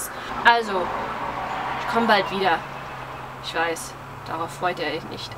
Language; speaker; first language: German; early bilingual, heritage; English